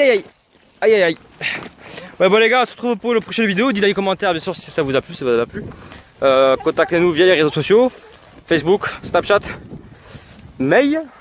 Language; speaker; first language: French; native; French